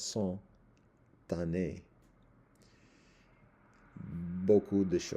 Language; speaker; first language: French; non-native, learner; English